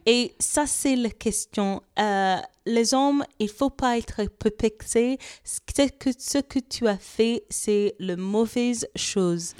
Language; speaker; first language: French; non-native, fluent; English